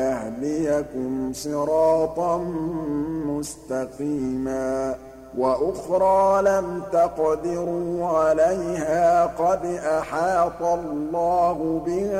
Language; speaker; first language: Arabic; native; Arabic